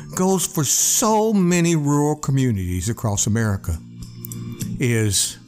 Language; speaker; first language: English; native; English